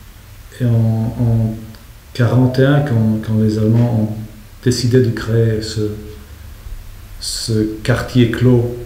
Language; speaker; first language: French; non-native, fluent; Polish